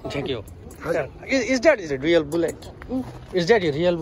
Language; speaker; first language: English; non-native, learner; Nepali